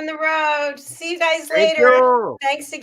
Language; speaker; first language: English; native; English